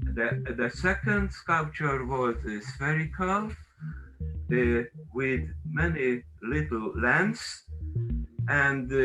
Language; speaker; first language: English; non-native, learner; Hungarian